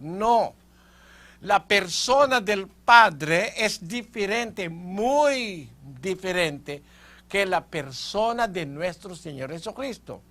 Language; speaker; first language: Spanish; non-native, fluent; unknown